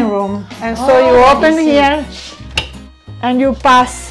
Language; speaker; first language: English; non-native, learner; Italian